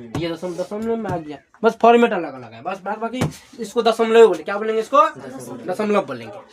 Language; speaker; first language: Hindi; native; Hindi